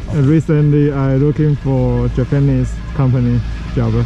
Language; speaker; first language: English; non-native, learner; Chinese